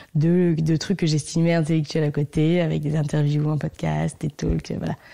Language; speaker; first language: French; native; French